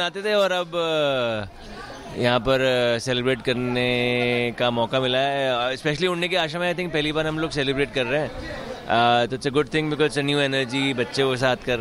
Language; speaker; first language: Hindi; native; Hindi